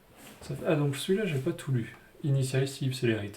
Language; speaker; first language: French; native; French